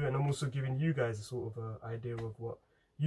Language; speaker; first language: English; native; English